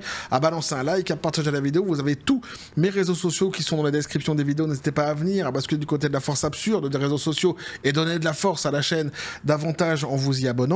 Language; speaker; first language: French; native; French